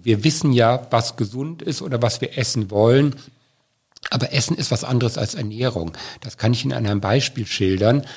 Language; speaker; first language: German; native; German